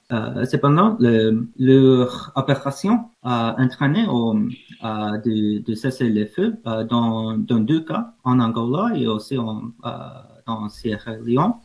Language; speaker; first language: French; non-native, fluent; English